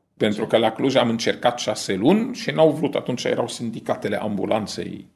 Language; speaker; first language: Romanian; non-native, fluent; Arabic